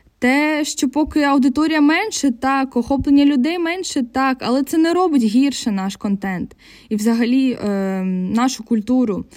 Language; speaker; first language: Ukrainian; non-native, local second language; Russian